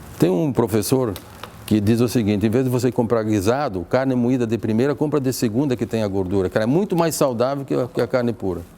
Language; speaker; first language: Portuguese; native; Portuguese